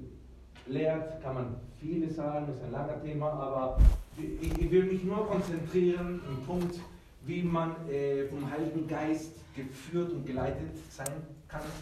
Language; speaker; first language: German; early bilingual, heritage; Spanish